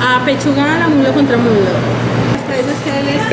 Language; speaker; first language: Spanish; native; Spanish